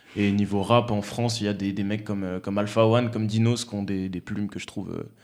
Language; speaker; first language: French; native; French